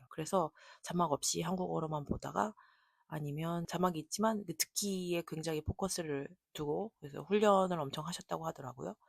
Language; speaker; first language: Korean; native; Korean